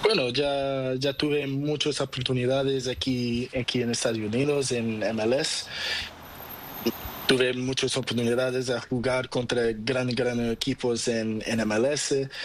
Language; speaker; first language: Spanish; non-native, learner; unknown